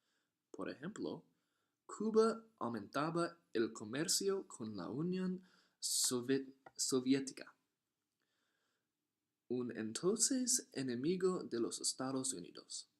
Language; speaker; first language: Spanish; non-native, learner; English